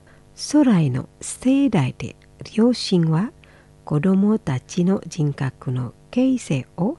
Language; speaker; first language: Japanese; non-native, fluent; Indonesian